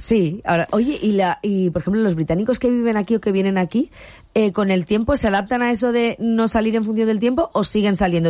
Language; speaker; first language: Spanish; native; Spanish